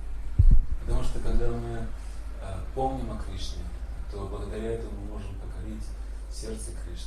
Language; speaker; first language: Russian; native; Russian